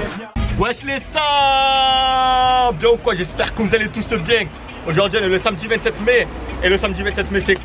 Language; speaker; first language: French; native; French